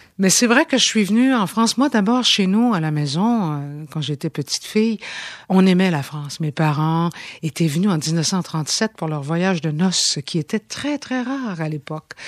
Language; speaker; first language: French; native; French